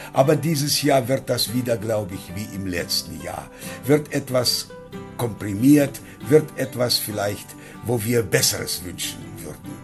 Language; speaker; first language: German; non-native, fluent; Georgian